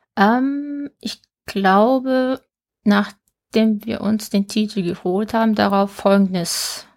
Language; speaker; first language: German; non-native, fluent; Japanese